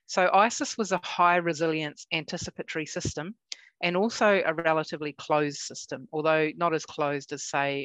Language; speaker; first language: English; native; English